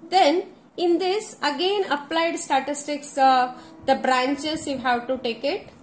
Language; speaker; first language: English; non-native, local second language; Kannada